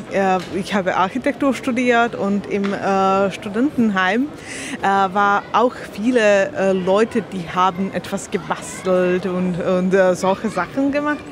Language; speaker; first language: German; non-native, learner; Slovak